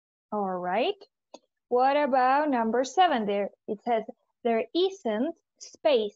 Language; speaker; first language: English; non-native, fluent; Spanish